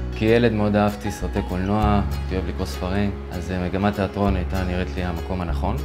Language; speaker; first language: Hebrew; early bilingual, other home language; Russian